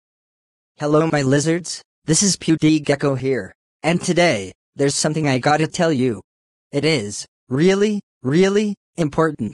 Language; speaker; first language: English; native; English